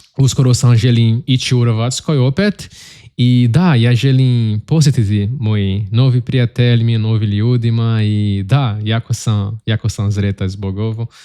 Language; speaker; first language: Bosnian; non-native, learner; Portuguese